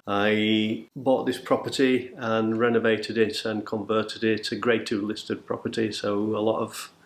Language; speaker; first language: English; native; English